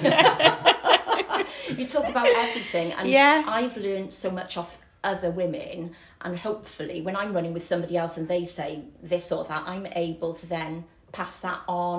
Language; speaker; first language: English; native; English